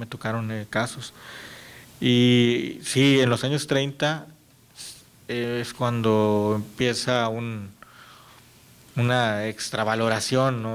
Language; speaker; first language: Spanish; native; Spanish